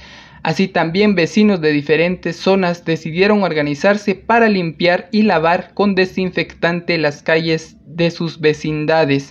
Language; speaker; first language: Spanish; non-native, local second language; Kaqchikel